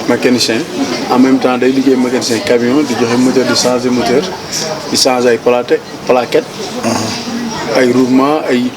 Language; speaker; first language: Wolof; native; Wolof